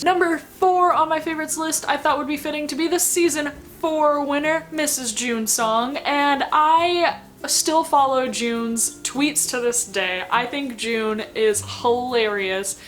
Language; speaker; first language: English; native; English